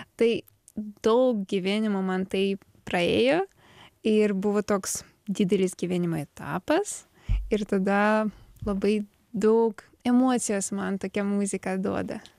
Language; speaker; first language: Lithuanian; non-native, learner; Ukrainian